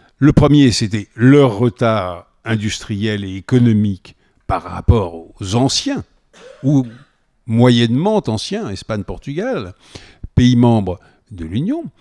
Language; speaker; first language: French; native; French